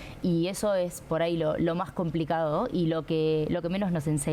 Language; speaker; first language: Spanish; native; Spanish